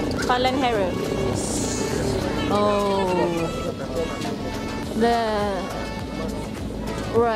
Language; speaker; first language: English; non-native, learner; Indonesian